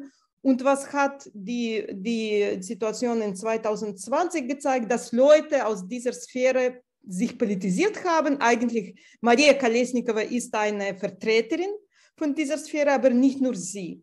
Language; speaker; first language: German; non-native, fluent; Russian